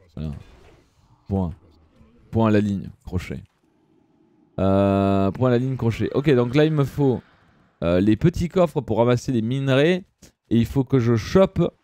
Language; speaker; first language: French; early bilingual, other home language; Italian